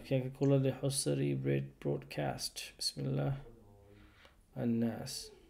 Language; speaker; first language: Swedish; non-native, learner; Urdu